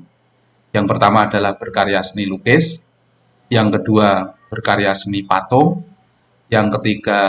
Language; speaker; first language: Indonesian; non-native, local second language; Javanese